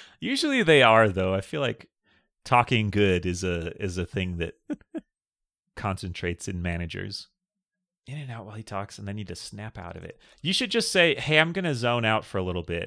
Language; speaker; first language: English; native; English